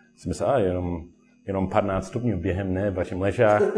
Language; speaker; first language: Czech; non-native, learner; English